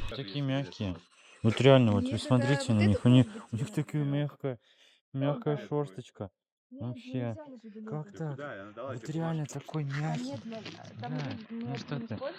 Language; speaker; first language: Russian; native; Russian